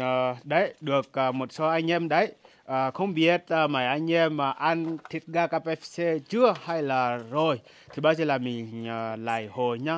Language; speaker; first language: Vietnamese; non-native, fluent; Portuguese